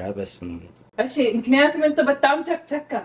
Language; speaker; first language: Amharic; non-native, learner; Arabic